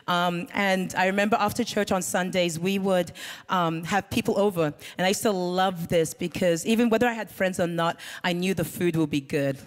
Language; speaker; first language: English; native; English